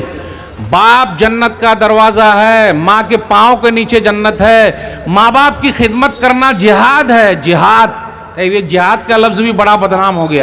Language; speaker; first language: Hindi; native; Hindi